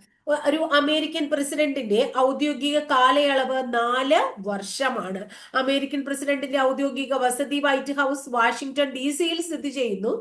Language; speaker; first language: Malayalam; native; Malayalam